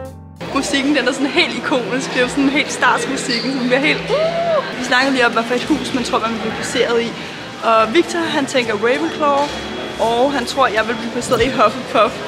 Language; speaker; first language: Danish; native; Danish